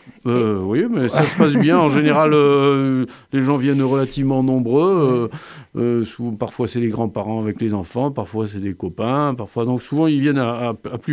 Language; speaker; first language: French; native; French